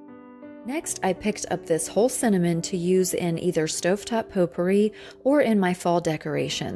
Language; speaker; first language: English; native; English